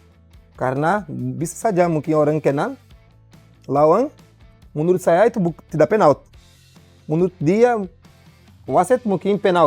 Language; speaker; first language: Indonesian; non-native, fluent; Portuguese